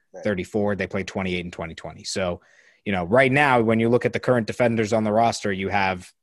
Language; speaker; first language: English; native; English